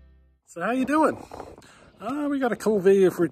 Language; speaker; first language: English; native; English